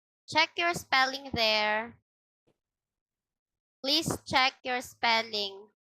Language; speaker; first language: English; non-native, local second language; Filipino